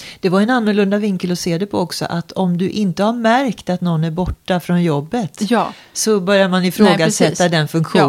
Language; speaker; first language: Swedish; native; Swedish